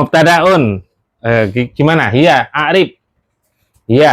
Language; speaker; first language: Arabic; non-native, fluent; Indonesian